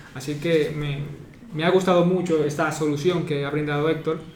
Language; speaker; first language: Spanish; native; Spanish